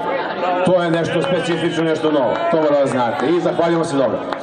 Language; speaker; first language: Bosnian; native; Bosnian